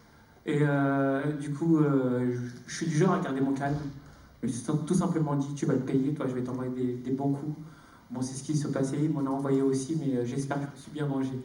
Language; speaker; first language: French; native; French